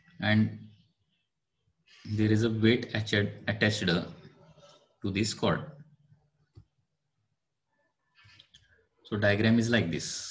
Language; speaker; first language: English; non-native, local second language; Marathi